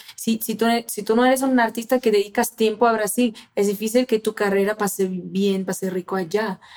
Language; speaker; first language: Spanish; non-native, fluent; Portuguese